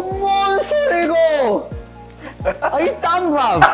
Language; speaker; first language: Korean; non-native, fluent; English